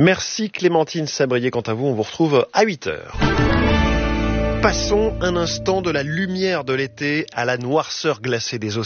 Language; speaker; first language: French; native; French